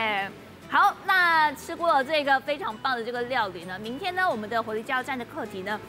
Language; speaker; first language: Chinese; native; Chinese